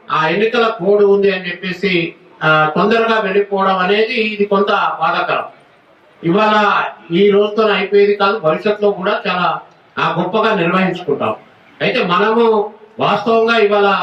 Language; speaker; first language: Telugu; non-native, local second language; Lambadi